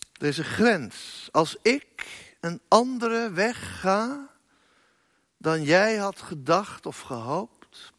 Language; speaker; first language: Dutch; native; Dutch